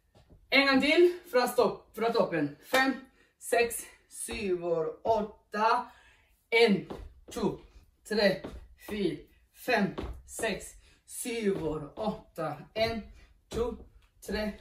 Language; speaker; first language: Norwegian; non-native, fluent; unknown